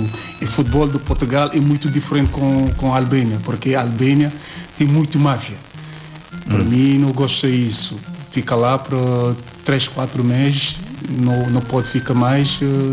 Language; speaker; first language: Portuguese; non-native, learner; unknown